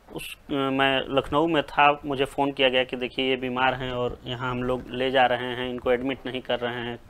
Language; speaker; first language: Hindi; native; Hindi